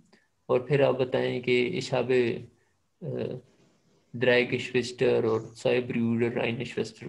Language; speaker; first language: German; non-native, fluent; Urdu